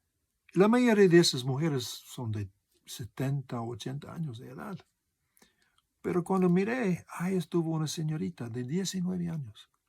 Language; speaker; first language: Spanish; non-native, fluent; English